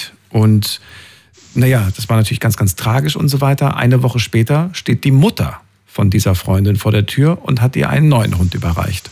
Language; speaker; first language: German; native; German